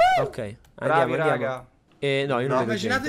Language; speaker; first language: Italian; native; Italian